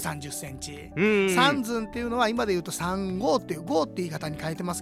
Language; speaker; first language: Japanese; native; Japanese